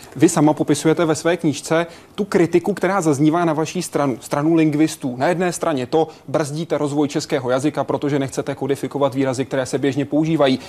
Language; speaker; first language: Czech; native; Czech